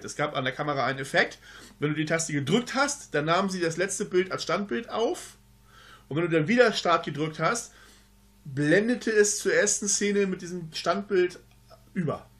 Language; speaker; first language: German; native; German